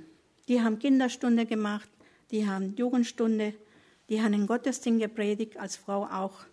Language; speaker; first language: German; non-native, learner; Spanish